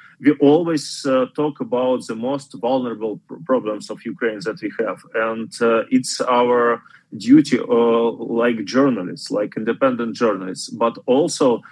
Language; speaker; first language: English; non-native, fluent; Ukrainian